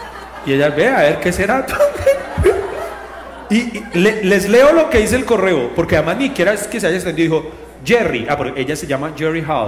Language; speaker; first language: Spanish; native; Spanish